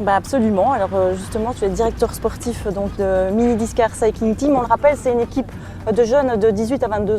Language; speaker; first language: French; native; French